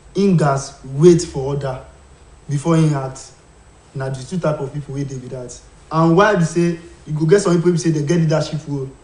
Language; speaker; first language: Nigerian Pidgin; non-native, local second language; Yoruba